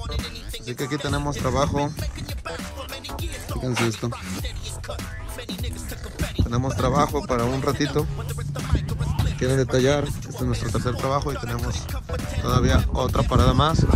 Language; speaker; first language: Spanish; native; Spanish